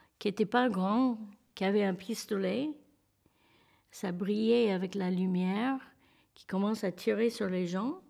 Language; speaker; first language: French; non-native, fluent; English